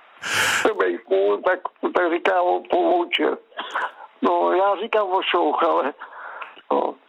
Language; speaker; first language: Czech; native; Czech